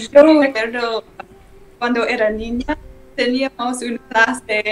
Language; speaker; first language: Spanish; non-native, learner; English